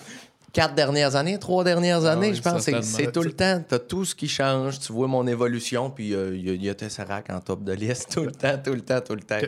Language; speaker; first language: French; native; French